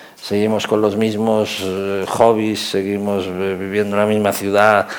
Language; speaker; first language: Spanish; native; Spanish